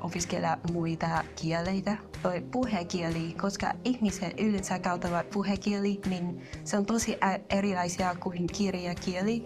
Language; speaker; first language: Finnish; non-native, learner; Vietnamese